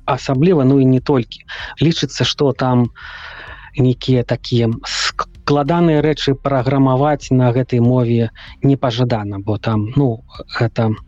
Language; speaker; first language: Belarusian; non-native, local second language; Russian